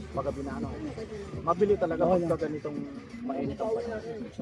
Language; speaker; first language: Filipino; non-native, local second language; Bikol